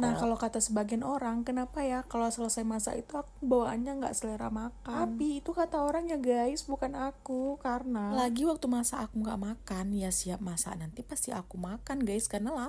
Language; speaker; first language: Indonesian; native; Indonesian